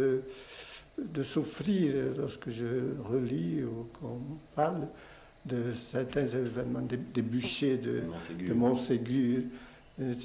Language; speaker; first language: French; non-native, local second language; Occitan